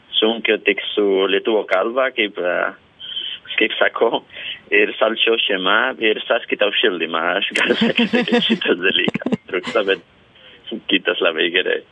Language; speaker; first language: Lithuanian; non-native, learner; Spanish